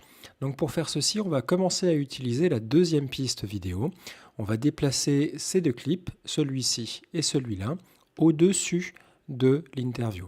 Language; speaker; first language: French; native; French